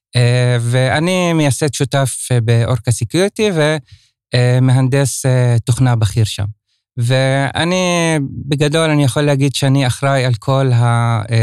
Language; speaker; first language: Hebrew; non-native, local second language; Arabic